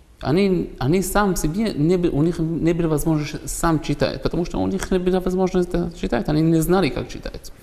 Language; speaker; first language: Russian; non-native, learner; Hebrew